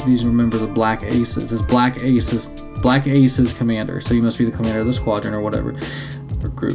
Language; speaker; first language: English; native; English